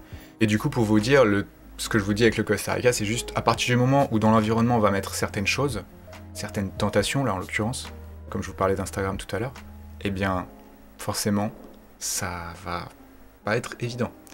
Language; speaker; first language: French; native; French